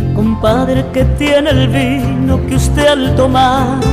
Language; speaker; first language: Spanish; native; Spanish